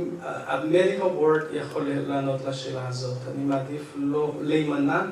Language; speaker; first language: Hebrew; non-native, fluent; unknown